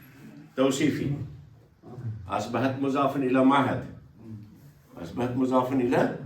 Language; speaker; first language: Arabic; non-native, fluent; Kashmiri